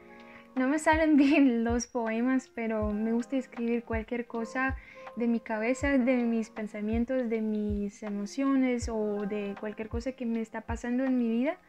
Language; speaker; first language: Spanish; non-native, learner; Russian